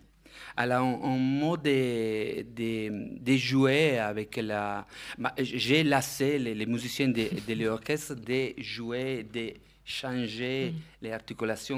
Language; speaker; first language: French; non-native, fluent; Italian